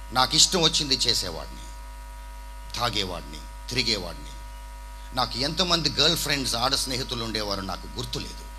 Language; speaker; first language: Telugu; non-native, fluent; English